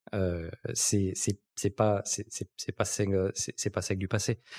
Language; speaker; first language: French; native; French